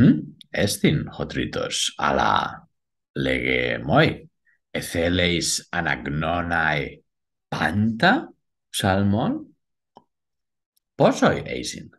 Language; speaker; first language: Greek; non-native, learner; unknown